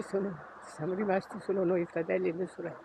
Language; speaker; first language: Italian; native; Italian